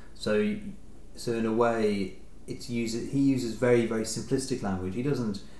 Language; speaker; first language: English; native; English